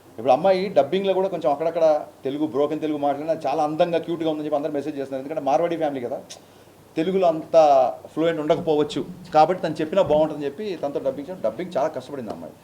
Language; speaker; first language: Telugu; native; Telugu